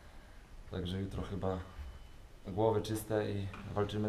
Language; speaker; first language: Polish; native; Polish